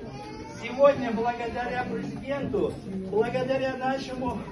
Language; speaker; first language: Russian; non-native, local second language; Uzbek